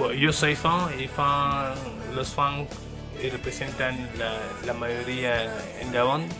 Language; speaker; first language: Spanish; non-native, fluent; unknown